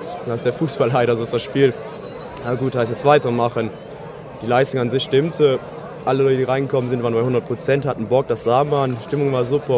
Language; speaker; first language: German; native; German